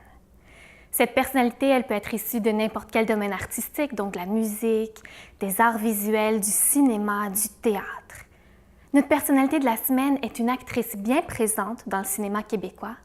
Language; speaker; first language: French; native; French